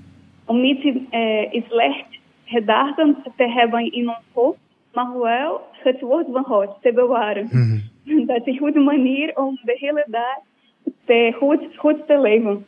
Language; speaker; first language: Dutch; non-native, learner; Portuguese